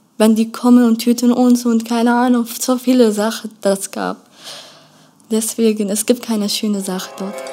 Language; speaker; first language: German; non-native, learner; Kurdish